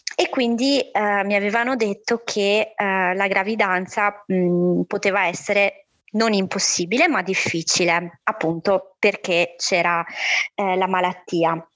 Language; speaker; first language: Italian; native; Italian